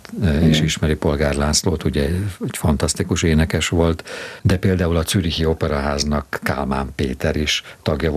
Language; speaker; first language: Hungarian; native; Hungarian